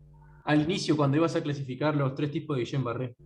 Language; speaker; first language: Spanish; native; Spanish